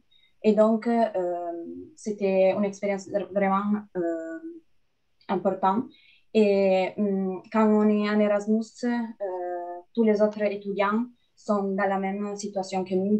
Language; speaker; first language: French; non-native, fluent; Italian